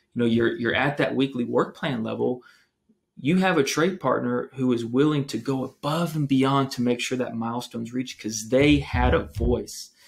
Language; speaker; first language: English; native; English